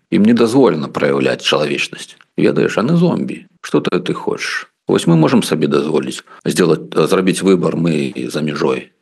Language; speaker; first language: Belarusian; non-native, local second language; Russian